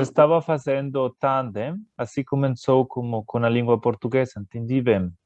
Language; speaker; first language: Portuguese; non-native, fluent; Spanish